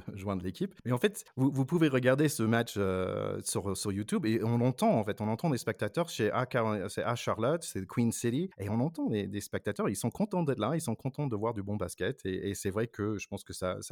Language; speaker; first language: French; non-native, fluent; English